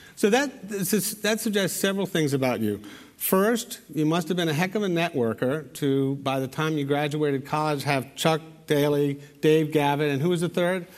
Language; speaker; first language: English; native; English